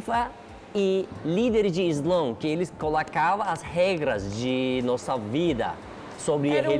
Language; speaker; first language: Portuguese; non-native, learner; Turkish